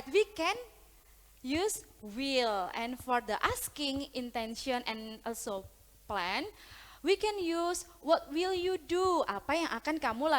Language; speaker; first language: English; non-native, learner; Indonesian